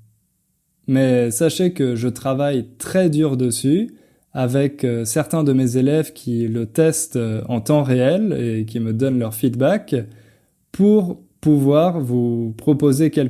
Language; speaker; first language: French; native; French